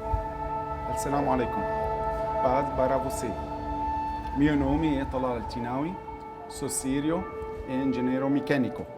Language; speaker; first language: Portuguese; non-native, fluent; Arabic